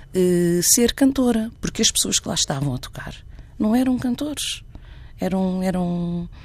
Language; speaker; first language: Portuguese; non-native, local second language; Kabuverdianu